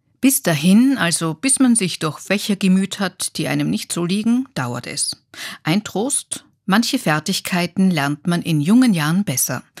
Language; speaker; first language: German; native; German